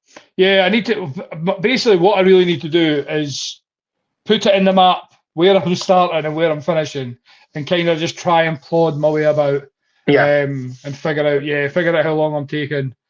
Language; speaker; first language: English; native; English